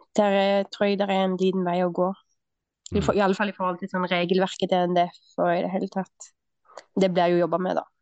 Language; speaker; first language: Norwegian; native; Norwegian